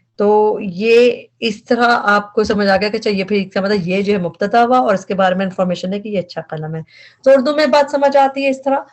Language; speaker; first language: Urdu; native; Urdu